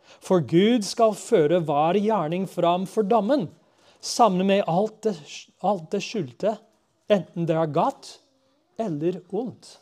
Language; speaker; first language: Norwegian; non-native, fluent; English